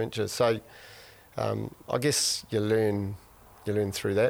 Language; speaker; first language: English; native; English